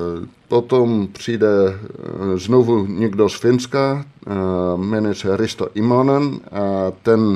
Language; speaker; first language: Czech; non-native, fluent; Dutch